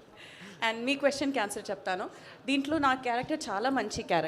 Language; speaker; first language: Telugu; non-native, fluent; Malayalam